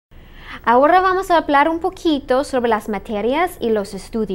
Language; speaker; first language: Spanish; non-native, fluent; English